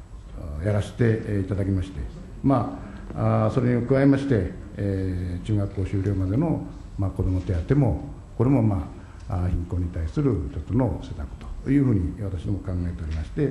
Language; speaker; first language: Japanese; native; Japanese